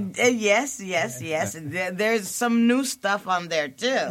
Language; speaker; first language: English; native; English